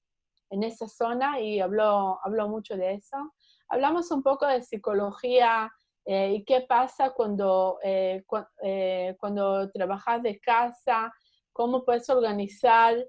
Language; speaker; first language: Spanish; early bilingual, heritage; Spanish